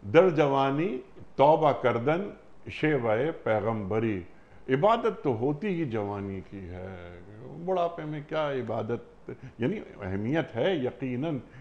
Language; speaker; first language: Urdu; native; Urdu